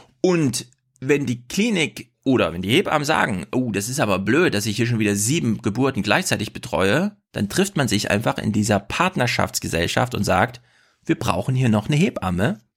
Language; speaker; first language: German; native; German